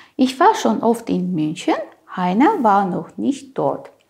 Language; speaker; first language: German; non-native, fluent; Armenian